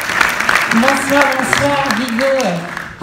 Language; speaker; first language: French; native; French